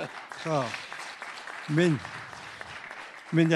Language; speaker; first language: Danish; non-native, local second language; Kalaallisut